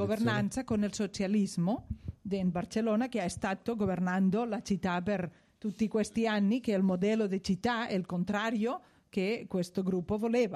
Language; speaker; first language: Italian; non-native, fluent; Spanish